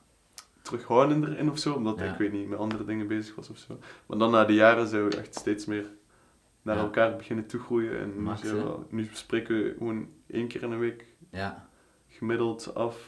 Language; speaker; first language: Dutch; native; Dutch